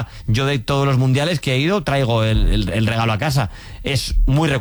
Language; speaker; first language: Spanish; native; Spanish